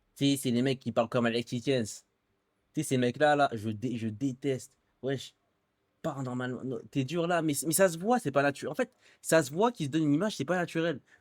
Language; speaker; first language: French; native; French